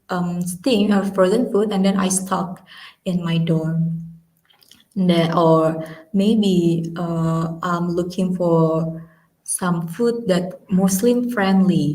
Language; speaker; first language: English; non-native, learner; Indonesian